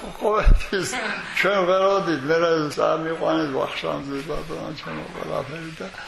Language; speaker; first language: Georgian; non-native, local second language; Mingrelian